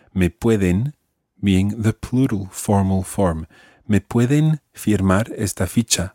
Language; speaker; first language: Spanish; non-native, fluent; English